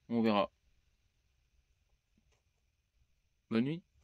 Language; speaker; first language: French; native; French